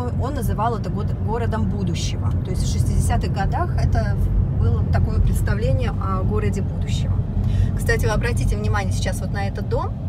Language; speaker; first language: Russian; native; Russian